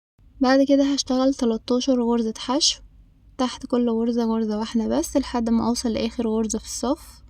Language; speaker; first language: Arabic; native; Arabic